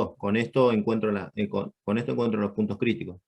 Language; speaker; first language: Spanish; native; Spanish